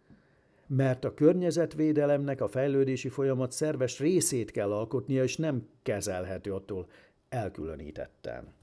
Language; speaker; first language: Hungarian; native; Hungarian